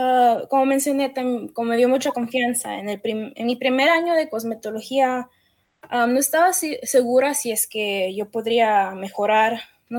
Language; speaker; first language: Spanish; early bilingual, heritage; Spanish